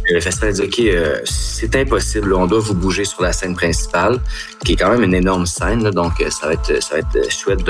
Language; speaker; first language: French; native; French